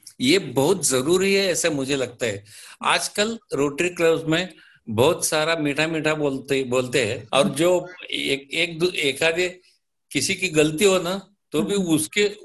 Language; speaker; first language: Hindi; non-native, local second language; Marathi